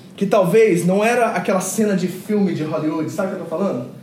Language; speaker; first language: Portuguese; early bilingual, other home language; English